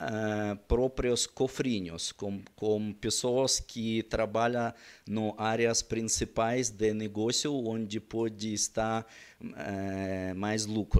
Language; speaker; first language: Portuguese; non-native, learner; Russian